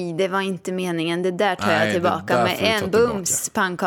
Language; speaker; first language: Swedish; native; Swedish